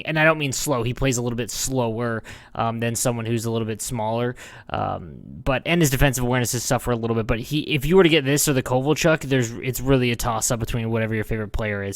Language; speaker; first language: English; native; English